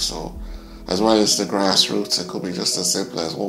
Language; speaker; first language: English; native; English